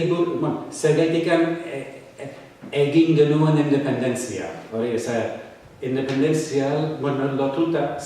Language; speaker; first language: Basque; non-native, learner; English